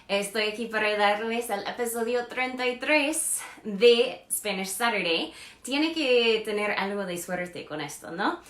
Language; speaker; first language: Spanish; non-native, fluent; English